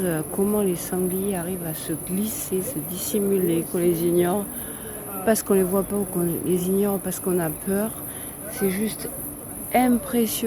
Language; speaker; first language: French; native; French